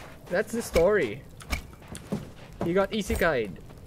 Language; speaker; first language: English; non-native, local second language; Filipino